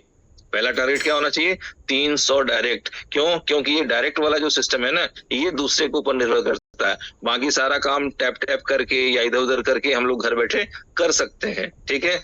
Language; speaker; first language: Hindi; native; Hindi